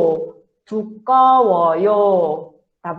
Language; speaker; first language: Korean; non-native, fluent; Portuguese